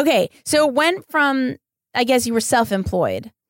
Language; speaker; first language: English; native; English